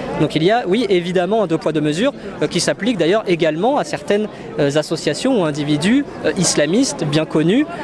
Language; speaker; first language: French; native; French